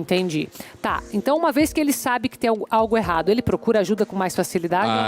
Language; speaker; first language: Portuguese; native; Portuguese